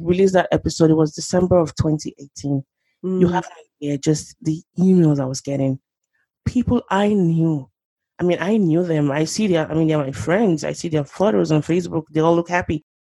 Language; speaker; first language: English; non-native, local second language; Yoruba